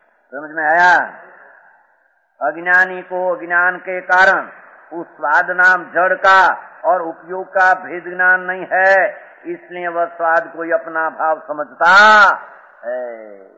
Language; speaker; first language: Hindi; non-native, local second language; Gujarati